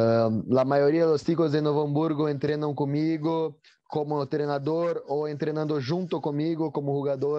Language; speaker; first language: Spanish; non-native, learner; Portuguese